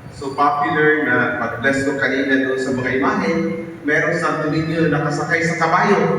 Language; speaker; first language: Filipino; non-native, local second language; Cebuano